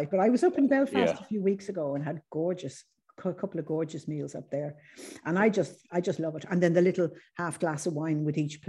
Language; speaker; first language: English; native; English